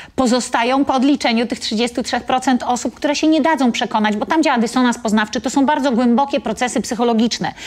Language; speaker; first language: Polish; native; Polish